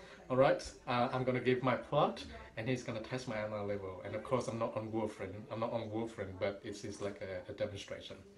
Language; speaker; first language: English; non-native, fluent; Vietnamese